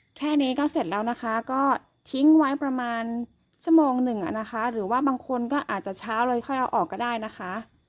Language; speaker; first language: Thai; non-native, local second language; S'gaw Karen